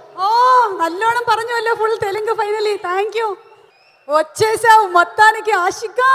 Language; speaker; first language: Telugu; native; Telugu